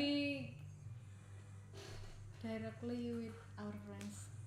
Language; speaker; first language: English; non-native, learner; Indonesian